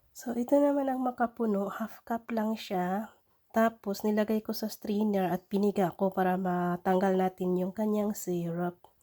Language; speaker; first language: Filipino; non-native, local second language; Cebuano